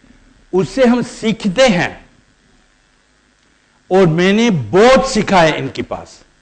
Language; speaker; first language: Hindi; non-native, learner; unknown